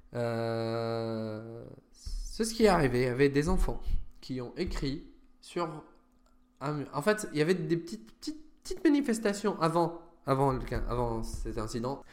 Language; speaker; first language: French; non-native, fluent; Arabic